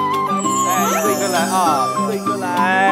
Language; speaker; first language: Chinese; native; Chinese